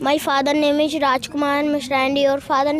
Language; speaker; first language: English; non-native, learner; Hindi